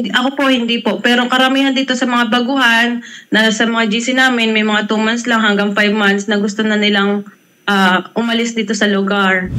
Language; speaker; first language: Filipino; native; Filipino